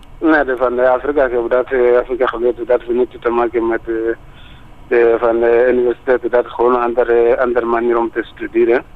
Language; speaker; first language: Dutch; non-native, learner; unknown